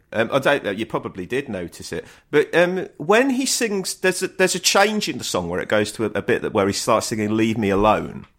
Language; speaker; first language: English; native; English